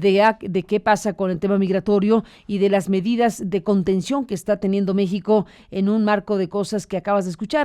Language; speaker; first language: Spanish; native; Spanish